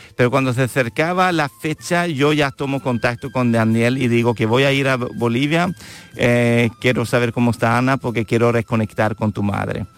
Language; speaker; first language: Spanish; non-native, fluent; Swedish